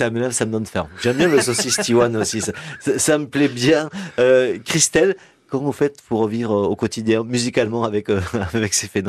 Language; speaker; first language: French; native; French